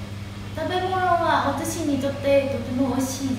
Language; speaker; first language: Japanese; non-native, learner; Vietnamese